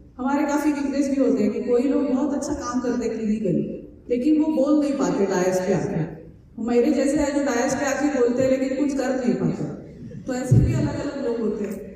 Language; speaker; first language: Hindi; non-native, local second language; Marathi